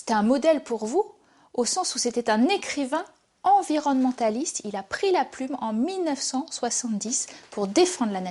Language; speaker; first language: French; native; French